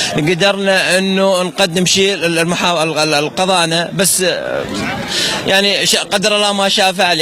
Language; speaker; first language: Arabic; native; Arabic